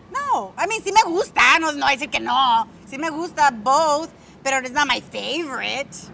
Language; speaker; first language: Spanish; early bilingual, other home language; English